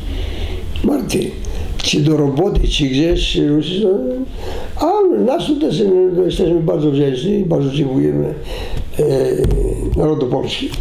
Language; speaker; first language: Polish; non-native, fluent; Greek